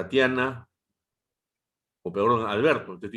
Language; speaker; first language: Spanish; native; Spanish